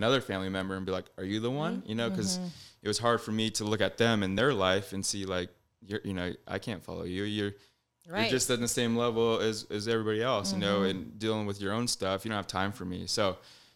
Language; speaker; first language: English; native; English